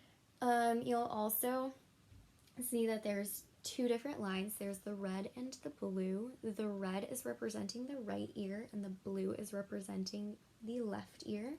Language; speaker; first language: English; native; English